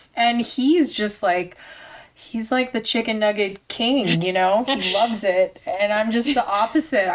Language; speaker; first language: English; early bilingual, other home language; Korean